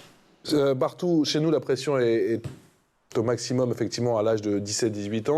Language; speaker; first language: French; native; French